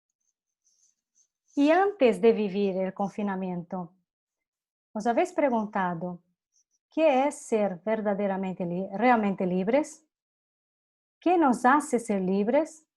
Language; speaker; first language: Spanish; non-native, fluent; Portuguese